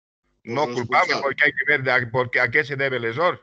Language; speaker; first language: Spanish; native; Spanish